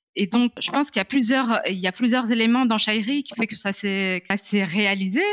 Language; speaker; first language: French; non-native, local second language; Arabic